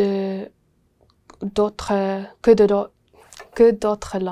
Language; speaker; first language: French; non-native, learner; English